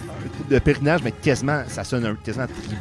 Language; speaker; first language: French; native; French